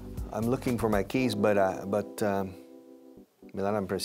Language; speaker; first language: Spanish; non-native, fluent; English